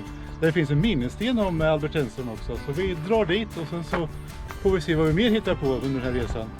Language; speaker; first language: Swedish; native; Swedish